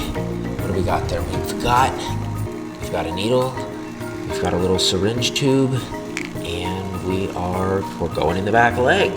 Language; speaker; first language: English; native; English